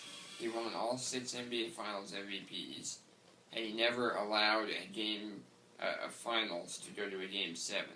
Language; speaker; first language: English; native; English